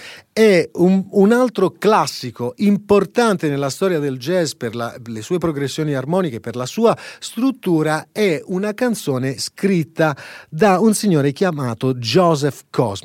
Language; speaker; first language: Italian; native; Italian